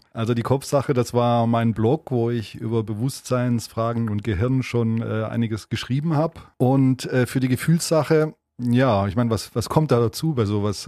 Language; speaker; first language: German; native; German